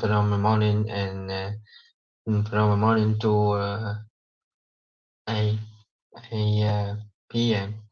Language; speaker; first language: English; non-native, learner; Vietnamese